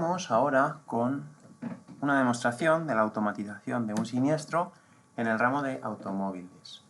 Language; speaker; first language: Spanish; native; Spanish